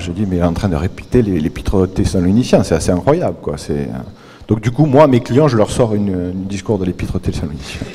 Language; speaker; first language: French; native; French